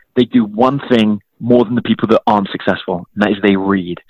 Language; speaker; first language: English; native; English